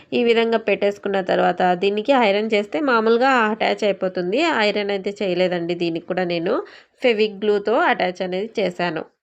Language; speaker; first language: Telugu; non-native, local second language; Urdu